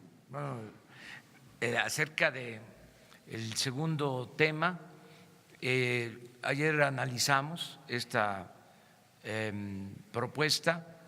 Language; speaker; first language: Spanish; native; Spanish